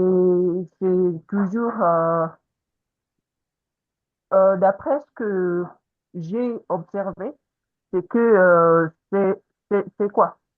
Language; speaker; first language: French; non-native, fluent; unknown